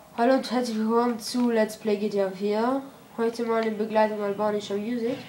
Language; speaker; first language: German; early bilingual, other home language; Albanian